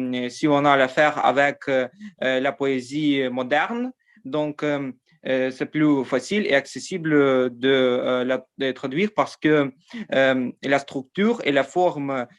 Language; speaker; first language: French; non-native, learner; Ukrainian